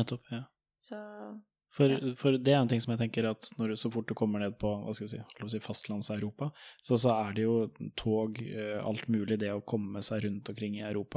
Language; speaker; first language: Norwegian; native; Norwegian